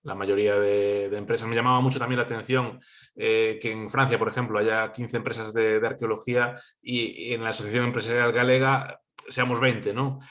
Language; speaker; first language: Spanish; native; Spanish